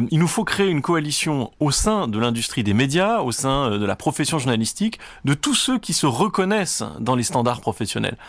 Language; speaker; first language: French; native; French